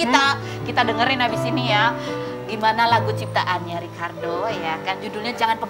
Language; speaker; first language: Indonesian; native; Indonesian